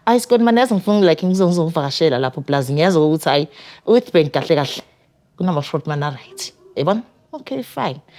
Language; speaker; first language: Zulu; native; Zulu